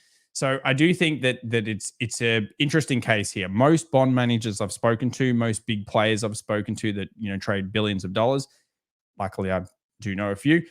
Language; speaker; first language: English; native; English